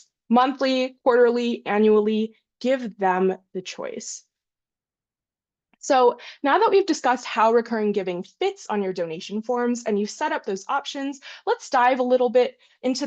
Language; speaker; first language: English; native; English